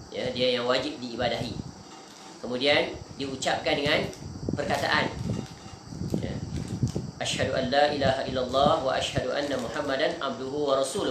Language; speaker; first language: Malay; native; Malay